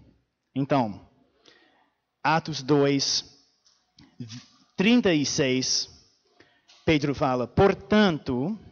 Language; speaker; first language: Portuguese; non-native, fluent; English